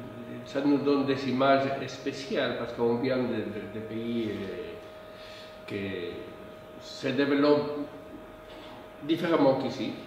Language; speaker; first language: French; non-native, fluent; Spanish